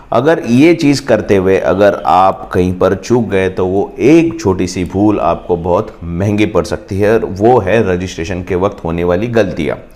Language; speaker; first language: Hindi; non-native, local second language; Marathi